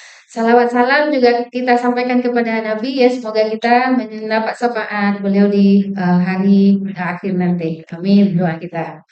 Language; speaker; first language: Indonesian; native; Indonesian